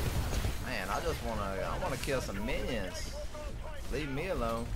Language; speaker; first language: English; native; English